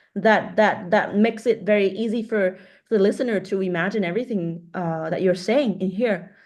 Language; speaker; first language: English; non-native, fluent; Vietnamese